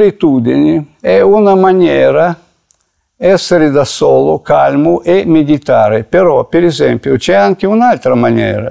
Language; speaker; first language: Italian; non-native, fluent; Russian